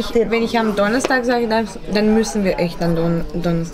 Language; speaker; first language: German; non-native, fluent; Romanian